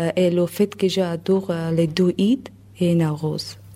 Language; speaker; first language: French; non-native, learner; Persian